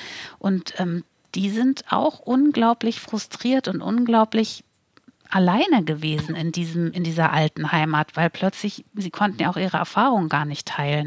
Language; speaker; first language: German; native; German